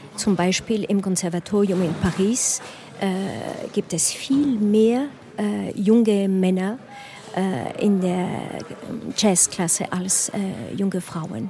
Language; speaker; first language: German; non-native, fluent; French